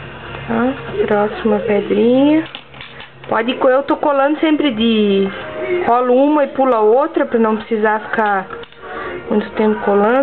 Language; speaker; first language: Portuguese; native; Portuguese